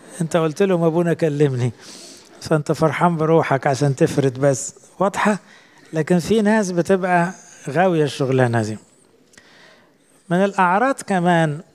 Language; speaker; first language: Arabic; native; Arabic